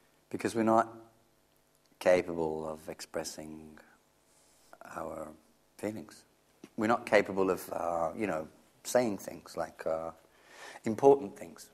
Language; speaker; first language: English; native; English